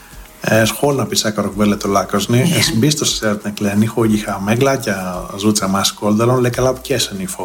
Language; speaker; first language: Hungarian; non-native, learner; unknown